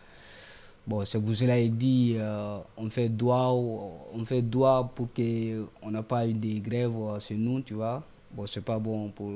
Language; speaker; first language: French; non-native, local second language; Mandingo